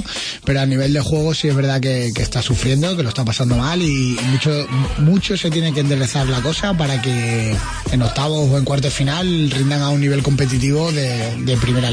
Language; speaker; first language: Spanish; native; Spanish